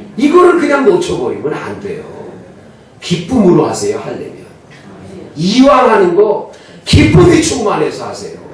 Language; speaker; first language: Korean; native; Korean